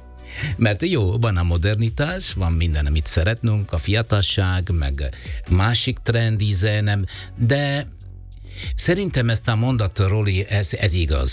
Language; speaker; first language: Hungarian; non-native, fluent; Italian